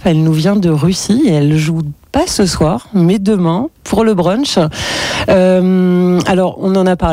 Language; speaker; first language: French; native; French